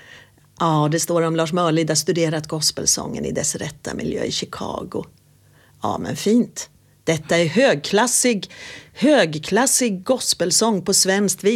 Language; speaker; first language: Swedish; native; Swedish